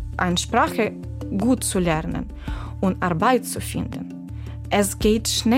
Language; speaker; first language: German; non-native, learner; Ukrainian